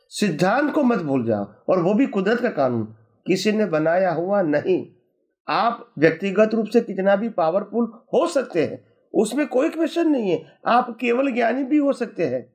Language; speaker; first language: Hindi; non-native, local second language; Gujarati